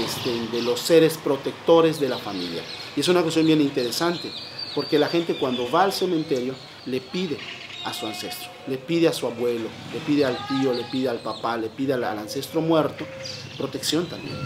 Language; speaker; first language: Spanish; native; Spanish